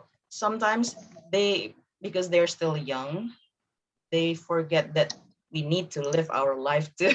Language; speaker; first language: English; non-native, fluent; Indonesian